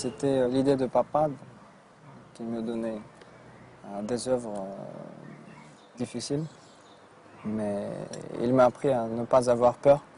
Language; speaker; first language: French; non-native, fluent; Russian